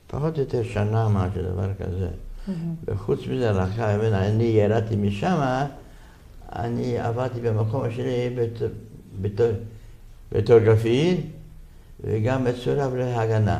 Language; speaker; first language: Hebrew; non-native, fluent; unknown